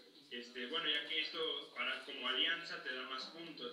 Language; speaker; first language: Spanish; native; Spanish